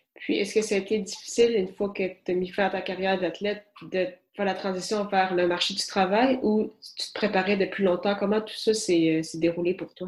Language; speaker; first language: French; native; French